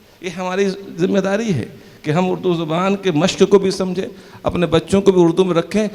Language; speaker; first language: Urdu; native; Urdu